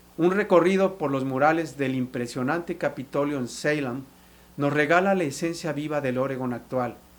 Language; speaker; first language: Spanish; native; Spanish